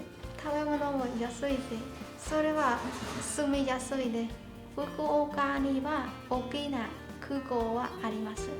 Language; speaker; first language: Japanese; non-native, learner; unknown